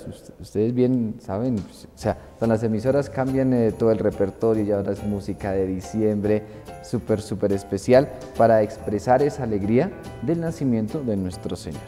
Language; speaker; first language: Spanish; native; Spanish